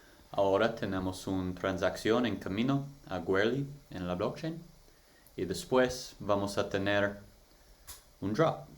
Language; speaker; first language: Spanish; non-native, learner; English